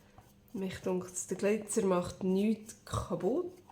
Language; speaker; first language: German; native; German